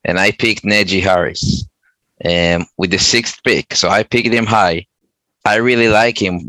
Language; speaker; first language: English; non-native, fluent; Hebrew